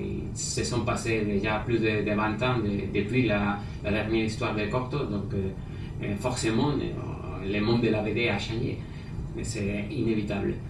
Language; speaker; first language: French; non-native, fluent; Spanish